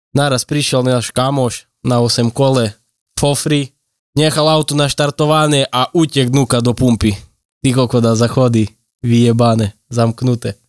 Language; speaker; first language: Slovak; native; Slovak